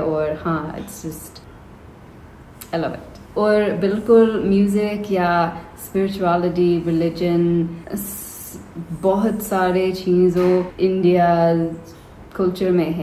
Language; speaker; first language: Hindi; non-native, learner; English